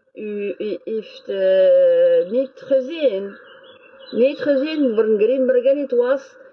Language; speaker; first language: Dutch; non-native, learner; French